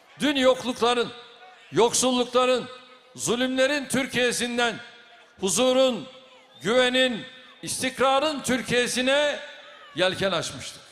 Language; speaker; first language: Turkish; native; Turkish